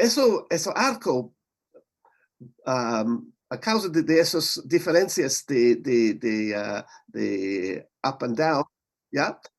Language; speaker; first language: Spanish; non-native, learner; English